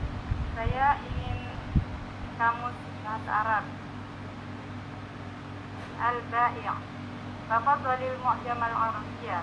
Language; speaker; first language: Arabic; non-native, learner; Indonesian